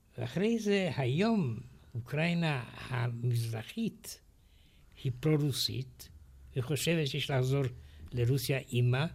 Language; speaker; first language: Hebrew; non-native, fluent; Romanian